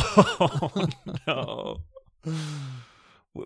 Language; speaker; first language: English; native; English